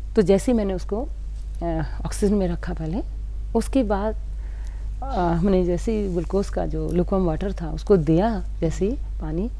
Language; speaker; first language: Hindi; native; Hindi